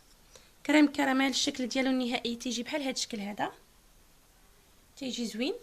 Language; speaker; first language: Arabic; native; Arabic